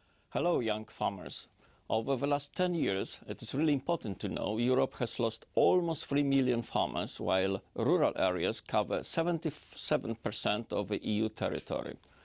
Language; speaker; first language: English; non-native, fluent; Polish